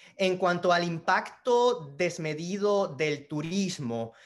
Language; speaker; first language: Spanish; native; Spanish